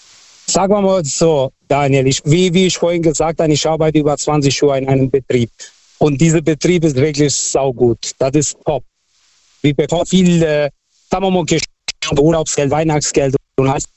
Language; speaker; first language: German; non-native, fluent; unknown